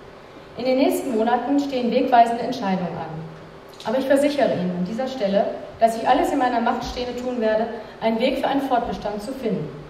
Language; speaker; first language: German; native; German